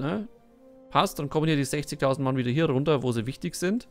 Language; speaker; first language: German; native; German